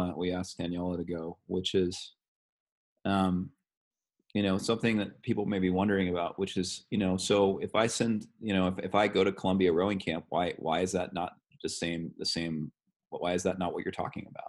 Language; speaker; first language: English; native; English